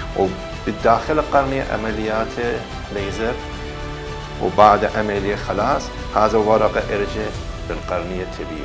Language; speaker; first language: Arabic; non-native, learner; Persian